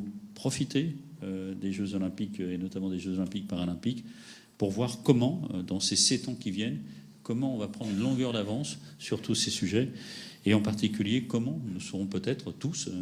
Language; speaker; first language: French; native; French